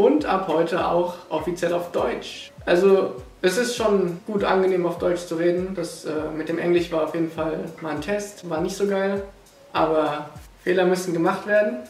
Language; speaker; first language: German; native; German